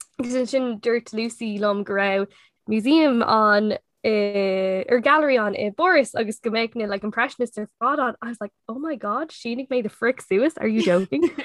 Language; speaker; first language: Irish; non-native, local second language; English